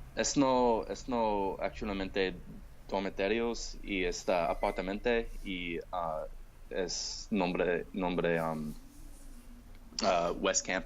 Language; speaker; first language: Spanish; non-native, learner; English